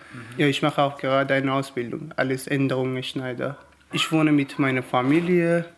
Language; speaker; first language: German; non-native, learner; Persian